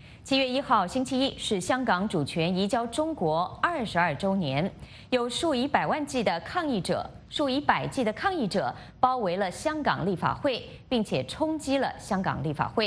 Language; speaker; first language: Chinese; native; Chinese